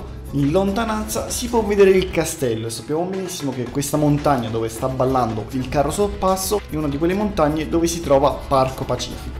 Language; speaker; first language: Italian; native; Italian